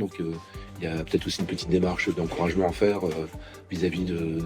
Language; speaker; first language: French; native; French